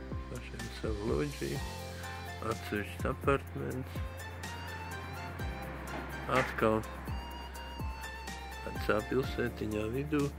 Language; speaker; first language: Latvian; native; Latvian